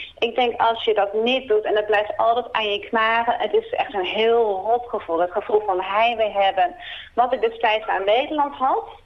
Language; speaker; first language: Dutch; native; Dutch